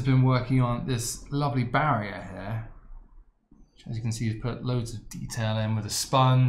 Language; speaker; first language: English; native; English